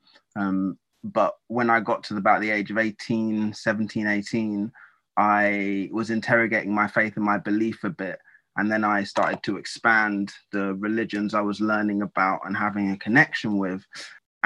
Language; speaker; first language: English; native; English